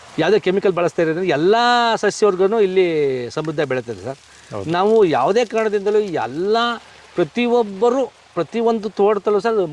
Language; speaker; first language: Kannada; native; Kannada